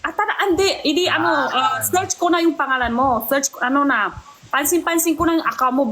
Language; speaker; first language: Filipino; non-native, learner; Chinese